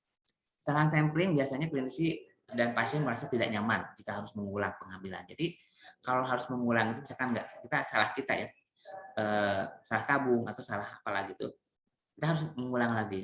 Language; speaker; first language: Indonesian; native; Indonesian